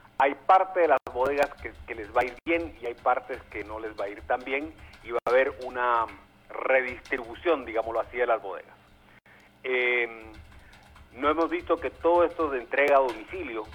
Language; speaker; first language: Spanish; native; Spanish